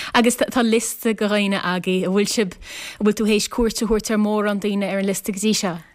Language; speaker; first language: Irish; native; Irish